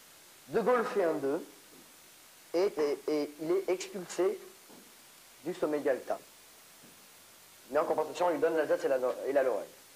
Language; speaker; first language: French; native; French